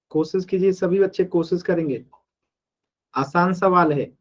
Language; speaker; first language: Hindi; native; Hindi